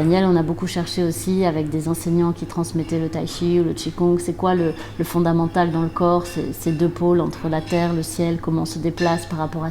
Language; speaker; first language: French; native; French